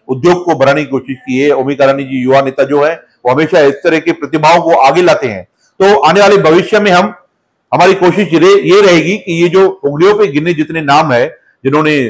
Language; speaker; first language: Hindi; non-native, local second language; Sindhi